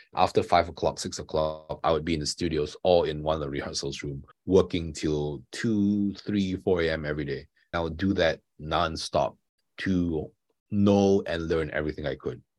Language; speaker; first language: English; non-native, local second language; Chinese